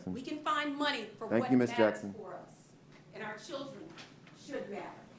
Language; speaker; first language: English; native; English